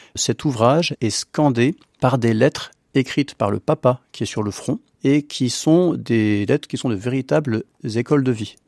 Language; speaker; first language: French; native; French